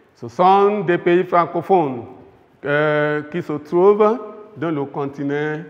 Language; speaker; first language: French; non-native, fluent; Yoruba